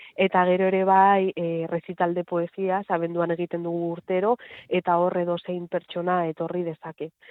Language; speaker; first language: Basque; non-native, local second language; Spanish